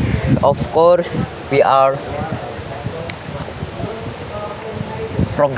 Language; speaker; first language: English; non-native, learner; Indonesian